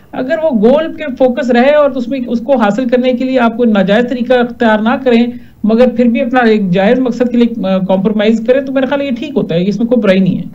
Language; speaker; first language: Urdu; non-native, local second language; Punjabi